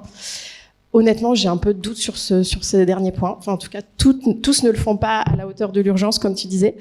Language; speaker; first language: French; native; French